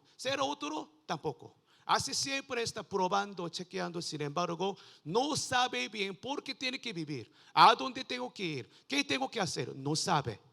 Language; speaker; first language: Spanish; non-native, learner; Korean